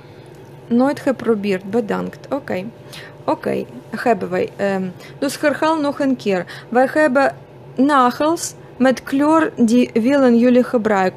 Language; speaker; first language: Dutch; non-native, fluent; Russian